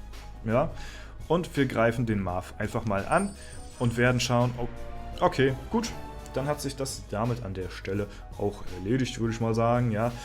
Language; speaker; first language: German; native; German